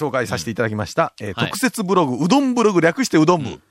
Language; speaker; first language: Japanese; native; Japanese